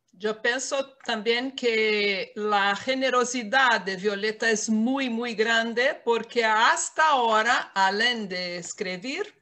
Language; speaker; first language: Spanish; non-native, fluent; Portuguese